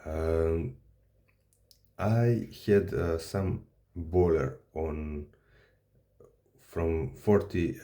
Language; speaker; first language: English; non-native, learner; Serbian